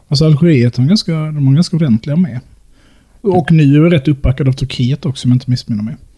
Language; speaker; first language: Swedish; native; Swedish